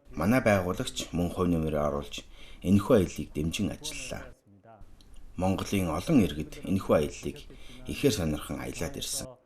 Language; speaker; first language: Mongolian; native; Mongolian